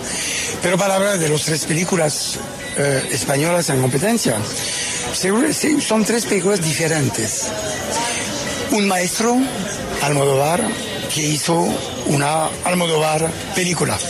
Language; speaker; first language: Spanish; non-native, fluent; French